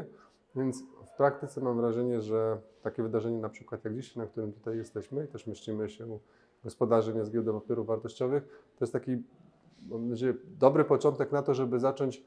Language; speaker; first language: Polish; native; Polish